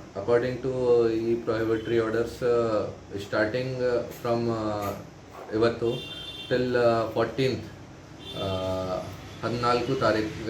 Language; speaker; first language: Kannada; non-native, fluent; Hindi